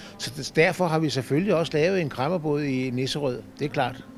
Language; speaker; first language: Danish; native; Danish